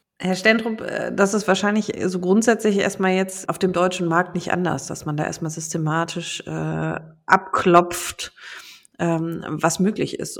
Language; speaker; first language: German; native; German